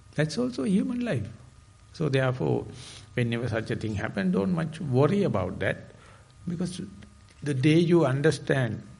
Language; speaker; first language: English; non-native, fluent; Sinhala